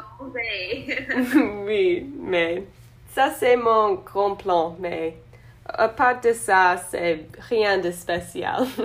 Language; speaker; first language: French; non-native, learner; English